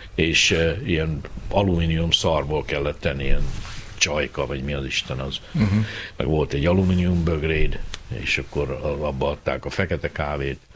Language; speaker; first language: Hungarian; native; Hungarian